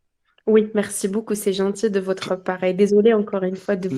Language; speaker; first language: French; non-native, local second language; Arabic